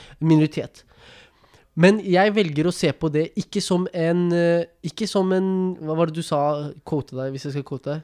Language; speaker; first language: Norwegian; early bilingual, other home language; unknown